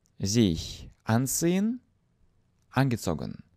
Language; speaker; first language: German; non-native, fluent; Russian